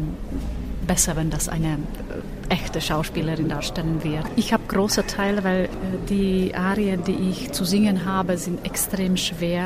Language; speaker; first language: German; non-native, fluent; Slovak